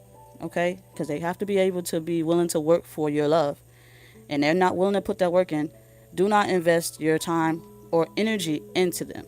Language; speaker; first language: English; native; English